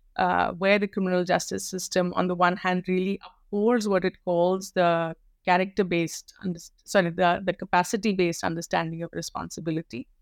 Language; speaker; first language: English; non-native, local second language; Hindi